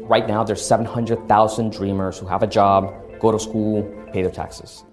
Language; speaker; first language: English; early bilingual, other home language; Spanish